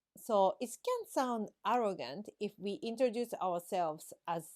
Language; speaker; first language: English; non-native, fluent; Japanese